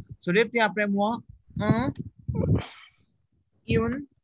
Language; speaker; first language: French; non-native, fluent; Hindi